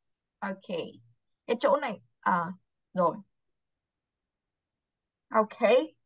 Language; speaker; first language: Vietnamese; native; Vietnamese